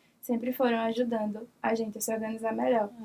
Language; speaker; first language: Portuguese; native; Portuguese